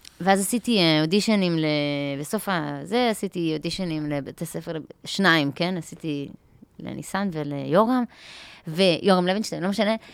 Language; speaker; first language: Hebrew; native; Hebrew